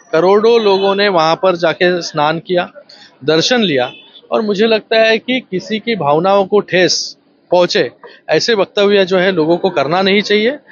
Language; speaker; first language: Hindi; non-native, local second language; Marathi